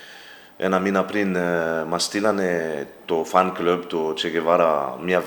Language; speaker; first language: Greek; non-native, learner; Spanish